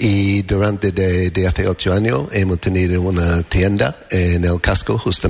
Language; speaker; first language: Spanish; non-native, learner; English